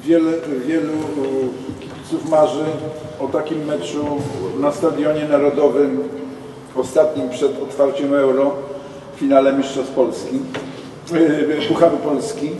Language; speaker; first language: Polish; native; Polish